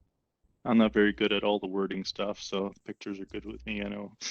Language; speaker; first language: English; native; English